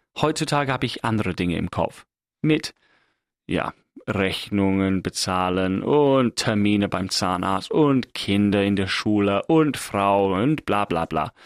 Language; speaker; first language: German; non-native, fluent; English